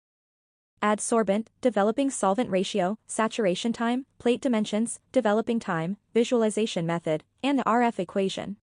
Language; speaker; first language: English; non-native, local second language; Malayalam